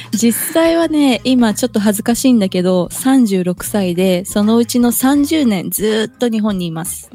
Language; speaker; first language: Japanese; early bilingual, other home language; Portuguese